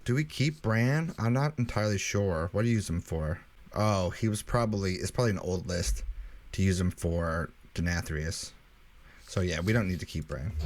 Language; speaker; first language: English; native; English